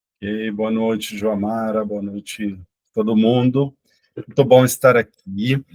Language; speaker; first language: Portuguese; non-native, fluent; Italian